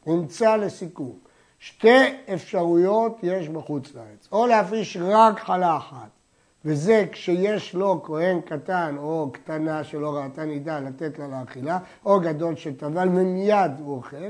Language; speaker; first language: Hebrew; native; Hebrew